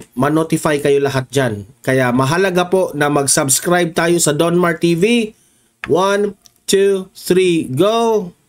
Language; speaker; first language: Filipino; non-native, local second language; Cebuano